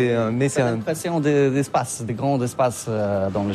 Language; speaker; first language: French; non-native, learner; Polish